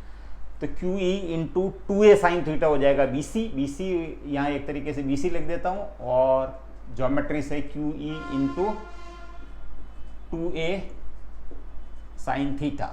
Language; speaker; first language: Hindi; native; Hindi